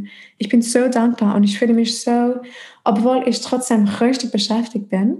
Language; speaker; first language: German; non-native, fluent; English